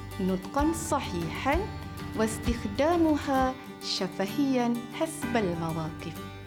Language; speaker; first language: Arabic; non-native, fluent; Malay